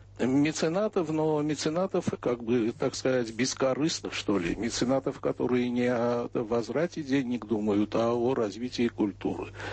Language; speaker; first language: Russian; non-native, local second language; Armenian